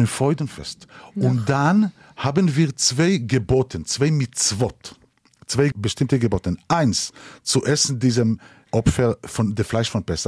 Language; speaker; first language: German; non-native, learner; Hebrew